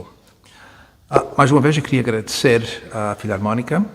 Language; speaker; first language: Portuguese; early bilingual, heritage; Portuguese